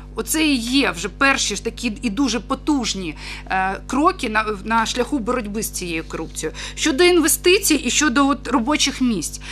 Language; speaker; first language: Ukrainian; native; Ukrainian